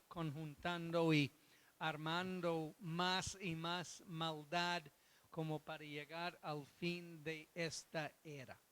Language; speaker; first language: Spanish; non-native, fluent; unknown